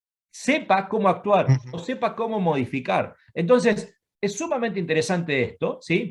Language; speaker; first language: Spanish; native; Spanish